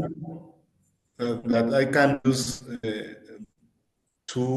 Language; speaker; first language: English; non-native, learner; Spanish